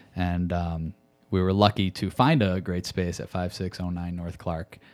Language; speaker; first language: English; native; English